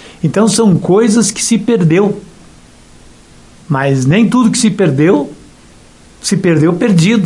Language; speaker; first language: Portuguese; native; Portuguese